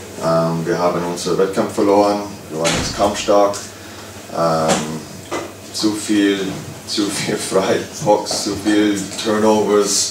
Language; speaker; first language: German; non-native, fluent; English